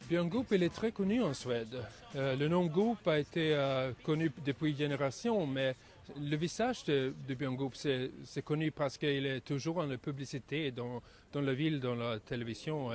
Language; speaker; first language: French; non-native, learner; Swedish